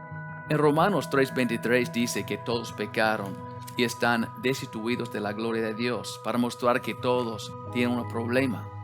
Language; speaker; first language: Spanish; non-native, learner; English